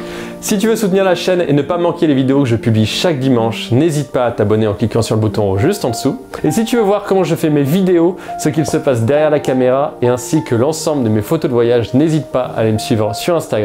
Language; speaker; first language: French; native; French